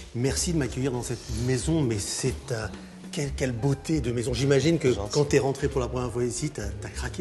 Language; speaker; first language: French; native; French